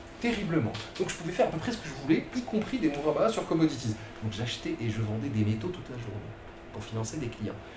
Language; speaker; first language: French; non-native, local second language; Arabic